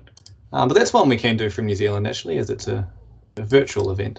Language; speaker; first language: English; native; English